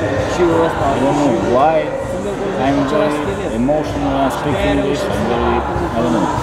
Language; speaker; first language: English; non-native, learner; Romanian